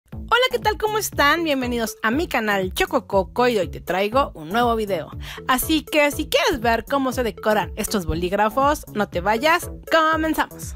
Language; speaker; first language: Spanish; native; Spanish